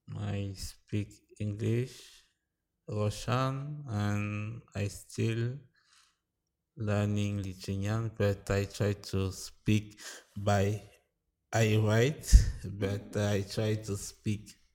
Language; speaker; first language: English; non-native, fluent; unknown